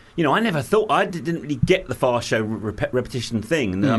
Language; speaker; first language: English; native; English